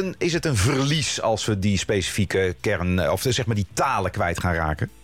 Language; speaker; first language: Dutch; native; Dutch